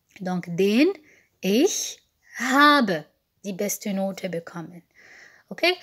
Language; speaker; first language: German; non-native, fluent; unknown